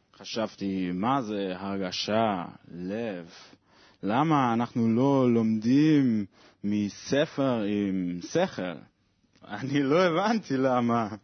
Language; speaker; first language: Hebrew; non-native, learner; Swiss German